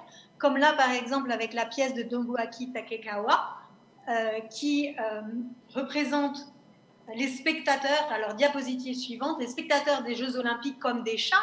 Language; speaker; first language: French; native; French